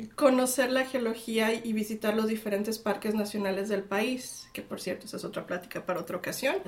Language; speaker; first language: Spanish; native; Spanish